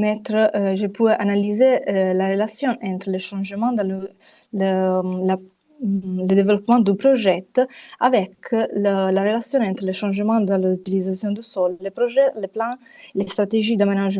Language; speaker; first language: French; non-native, fluent; Italian